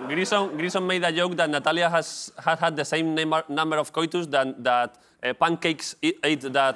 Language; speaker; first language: English; non-native, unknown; Spanish